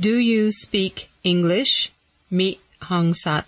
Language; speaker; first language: English; non-native, fluent; Mon